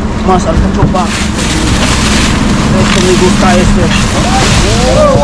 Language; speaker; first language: Spanish; non-native, learner; Filipino